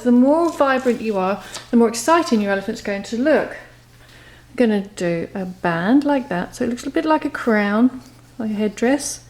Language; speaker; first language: English; native; English